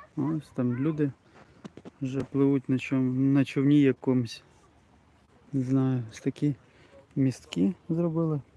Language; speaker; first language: Ukrainian; non-native, local second language; Russian